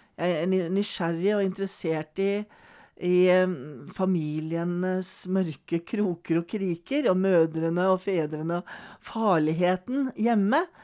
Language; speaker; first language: Norwegian; native; Norwegian